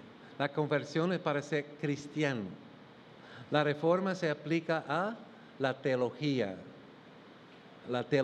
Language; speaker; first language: Spanish; non-native, fluent; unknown